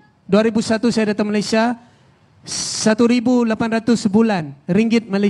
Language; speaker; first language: Indonesian; non-native, fluent; Filipino